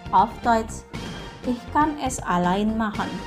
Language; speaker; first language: German; non-native, fluent; Indonesian